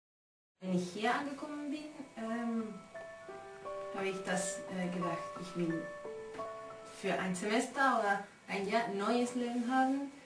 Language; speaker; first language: German; non-native, learner; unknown